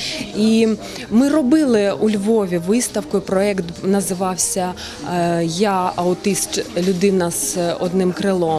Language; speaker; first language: Ukrainian; non-native, local second language; Russian